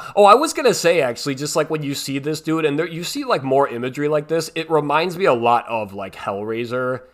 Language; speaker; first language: English; native; English